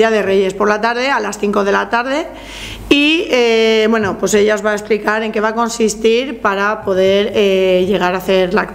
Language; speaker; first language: Spanish; native; Spanish